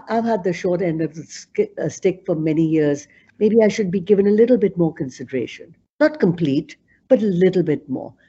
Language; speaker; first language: English; non-native, local second language; Punjabi